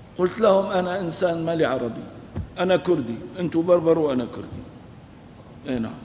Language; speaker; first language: Arabic; non-native, local second language; Kurdish